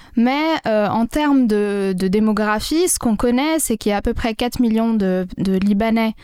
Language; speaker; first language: French; non-native, local second language; Arabic